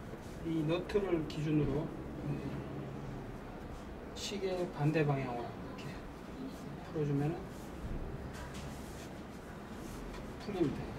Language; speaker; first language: Korean; native; Korean